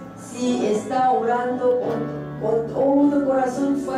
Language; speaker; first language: Spanish; non-native, learner; Korean